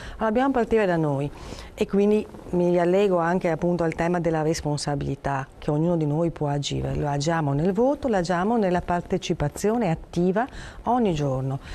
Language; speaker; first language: Italian; native; Italian